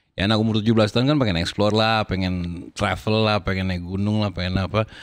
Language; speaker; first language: Indonesian; native; Indonesian